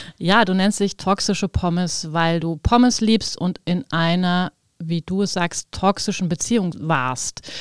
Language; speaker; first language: German; native; German